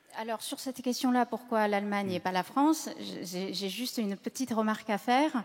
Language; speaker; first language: French; non-native, fluent; Chinese